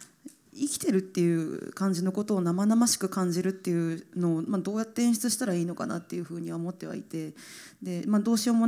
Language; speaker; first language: Japanese; native; Japanese